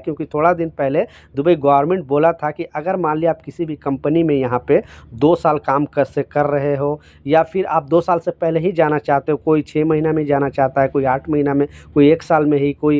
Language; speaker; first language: Hindi; native; Hindi